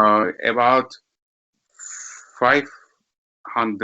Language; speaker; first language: English; non-native, learner; Turkish